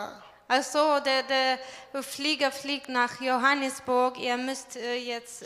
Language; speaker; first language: German; non-native, fluent; Russian